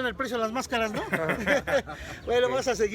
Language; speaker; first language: Spanish; native; Spanish